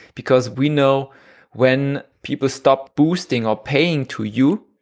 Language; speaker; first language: English; non-native, fluent; German